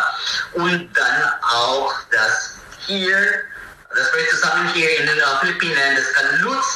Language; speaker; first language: German; non-native, learner; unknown